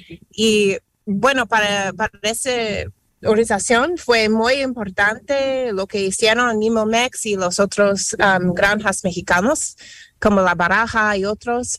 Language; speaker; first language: Spanish; non-native, fluent; English